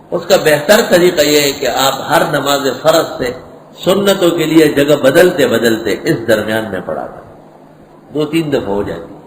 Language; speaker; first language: Urdu; non-native, local second language; Pashto